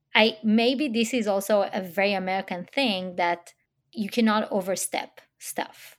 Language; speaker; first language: English; non-native, fluent; Hebrew